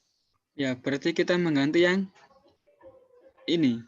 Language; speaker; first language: Indonesian; native; Indonesian